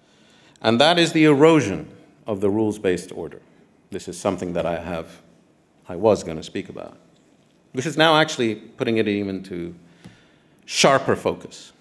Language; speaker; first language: English; non-native, fluent; Arabic